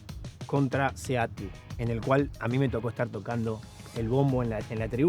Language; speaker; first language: Spanish; native; Spanish